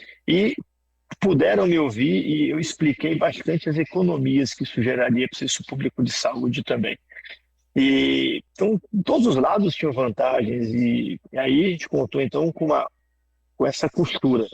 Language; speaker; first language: Portuguese; native; Portuguese